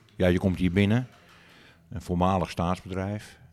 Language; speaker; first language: Dutch; native; Dutch